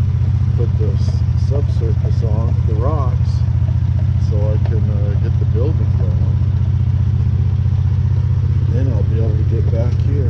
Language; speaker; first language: English; native; English